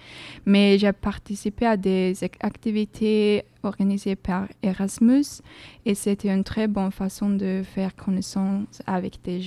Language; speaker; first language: French; non-native, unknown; Swedish